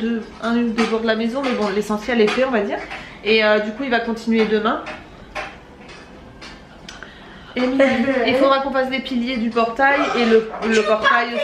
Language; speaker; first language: French; native; French